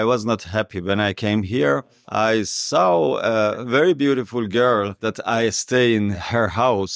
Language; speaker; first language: English; non-native, learner; Persian